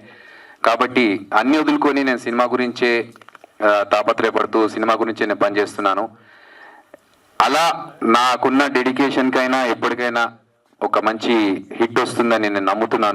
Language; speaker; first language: Telugu; native; Telugu